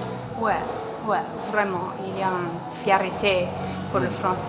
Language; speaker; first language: French; non-native, local second language; English